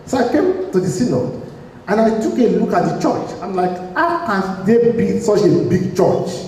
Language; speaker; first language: English; non-native, local second language; Yoruba